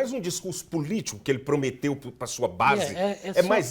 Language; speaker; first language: Portuguese; native; Portuguese